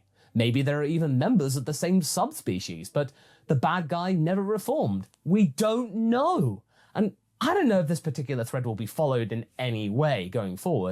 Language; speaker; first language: English; native; English